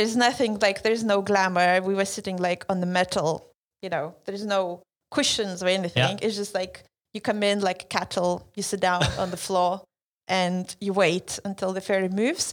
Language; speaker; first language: English; non-native, fluent; Lithuanian